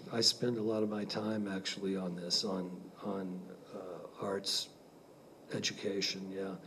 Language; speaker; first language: English; native; English